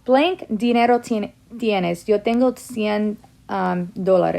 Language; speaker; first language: Spanish; non-native, fluent; English